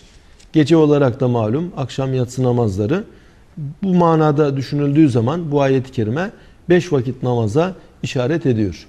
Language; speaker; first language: Turkish; native; Turkish